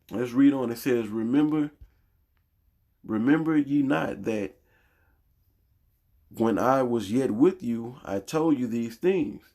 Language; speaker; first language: English; native; English